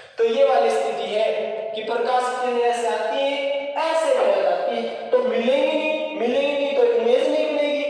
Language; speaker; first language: Hindi; native; Hindi